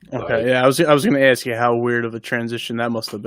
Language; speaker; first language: English; native; English